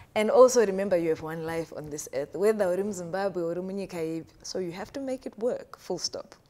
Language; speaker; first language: English; non-native, local second language; Shona